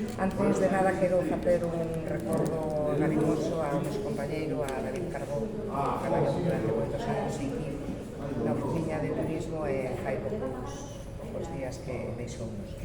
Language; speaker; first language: Galician; non-native, local second language; Spanish